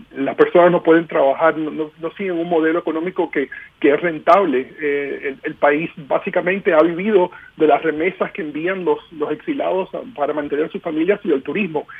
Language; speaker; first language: Spanish; early bilingual, heritage; Spanish